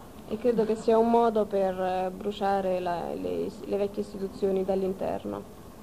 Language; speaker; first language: Italian; native; Italian